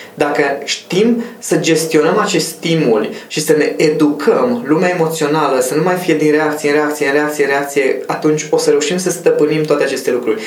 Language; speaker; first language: Romanian; non-native, local second language; Hungarian